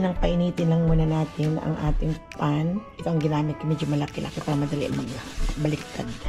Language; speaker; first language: Filipino; non-native, local second language; Cebuano